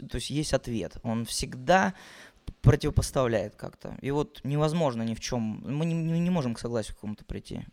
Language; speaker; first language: Russian; native; Russian